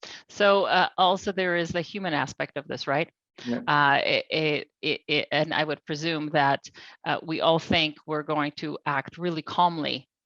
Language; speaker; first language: English; non-native, fluent; Polish